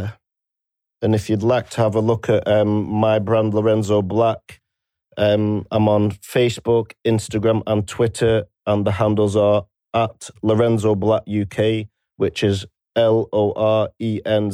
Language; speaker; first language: English; native; English